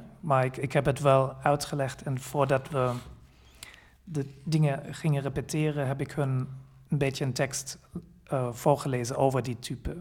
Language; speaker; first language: Dutch; non-native, fluent; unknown